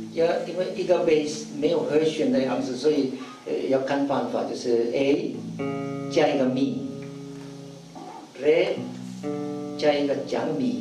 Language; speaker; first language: Chinese; non-native, fluent; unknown